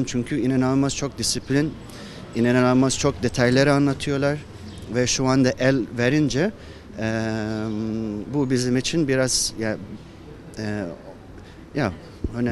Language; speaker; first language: Turkish; non-native, fluent; Japanese